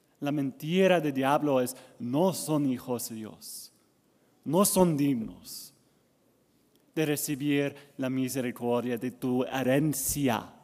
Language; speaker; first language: Spanish; non-native, learner; English